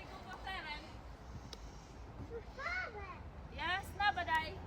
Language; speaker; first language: Swedish; non-native, fluent; Cebuano